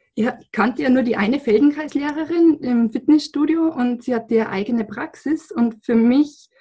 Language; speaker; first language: German; native; German